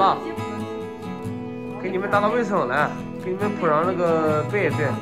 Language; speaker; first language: Chinese; native; Chinese